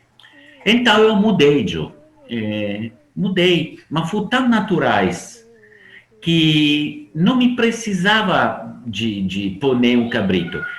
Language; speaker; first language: Portuguese; non-native, fluent; Italian